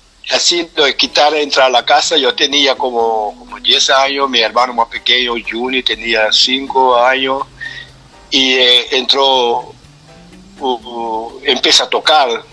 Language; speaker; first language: Spanish; non-native, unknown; Papiamento